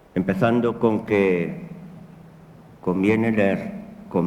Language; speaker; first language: Spanish; native; Spanish